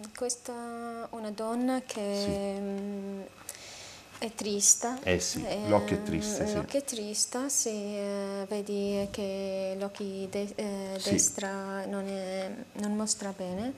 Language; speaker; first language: Italian; non-native, learner; Arabic